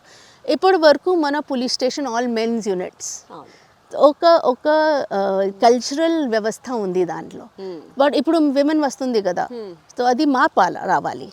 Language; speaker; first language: Telugu; non-native, local second language; Hindi